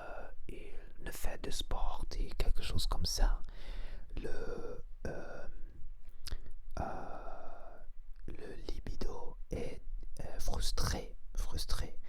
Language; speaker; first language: French; non-native, learner; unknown